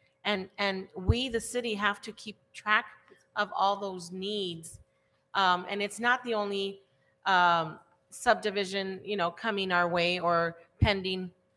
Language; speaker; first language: English; early bilingual, other home language; Spanish